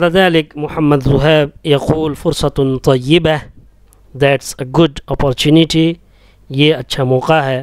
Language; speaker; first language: Urdu; native; Urdu